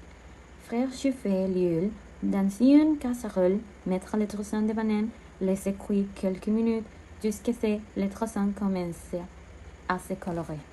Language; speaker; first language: French; non-native, learner; Spanish